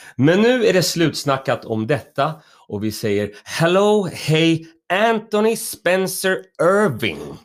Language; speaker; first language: Swedish; native; Swedish